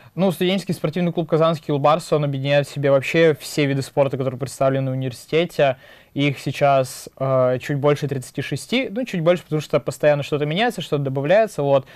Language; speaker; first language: Russian; native; Russian